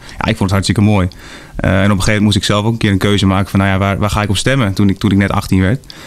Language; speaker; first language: Dutch; native; Dutch